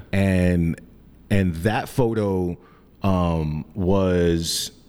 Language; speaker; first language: English; native; English